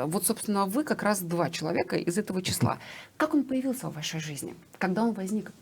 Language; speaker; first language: Russian; native; Russian